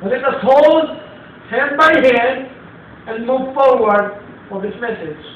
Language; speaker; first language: English; non-native, local second language; Filipino